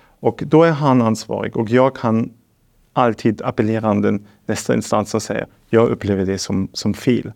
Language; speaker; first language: Swedish; non-native, fluent; German